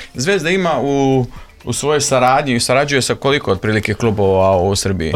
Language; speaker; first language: Serbian; native; Serbian